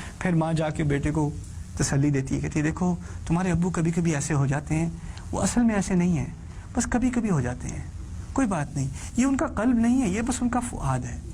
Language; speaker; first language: Urdu; early bilingual, heritage; Urdu